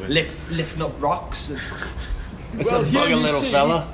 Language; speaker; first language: English; native; English